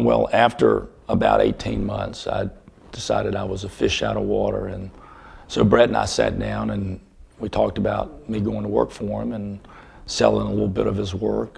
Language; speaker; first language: English; native; English